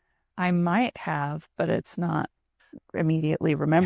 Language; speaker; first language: English; native; English